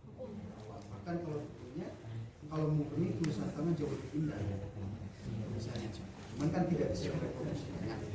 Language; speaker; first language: Indonesian; non-native, local second language; Sundanese